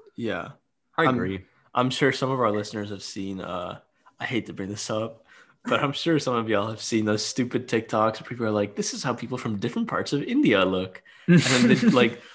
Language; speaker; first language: English; early bilingual, other home language; Hindi